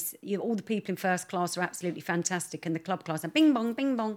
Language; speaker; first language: English; native; English